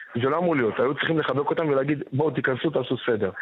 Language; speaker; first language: Hebrew; native; Hebrew